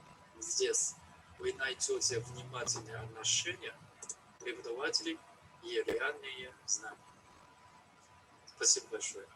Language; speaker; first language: Russian; non-native, fluent; Chinese